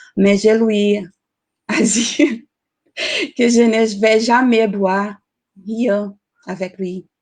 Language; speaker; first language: French; non-native, learner; Portuguese